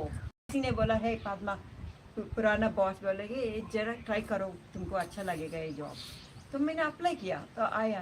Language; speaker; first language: Hindi; non-native, local second language; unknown